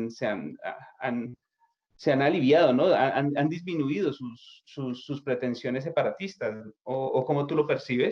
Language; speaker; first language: Spanish; native; Spanish